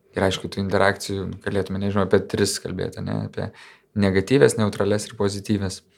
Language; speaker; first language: Lithuanian; native; Lithuanian